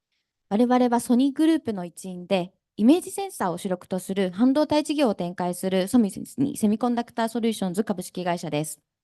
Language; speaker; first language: Japanese; native; Japanese